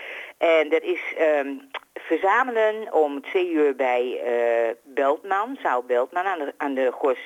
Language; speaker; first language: Dutch; native; Dutch